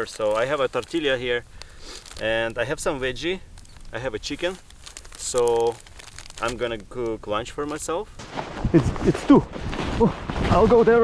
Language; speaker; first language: English; non-native, learner; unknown